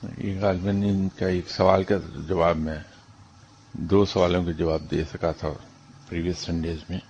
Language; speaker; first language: Urdu; non-native, local second language; Punjabi